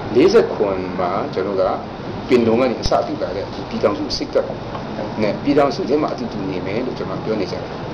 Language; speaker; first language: Burmese; non-native, local second language; Kachin